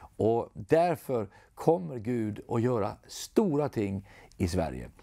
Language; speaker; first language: Swedish; native; Swedish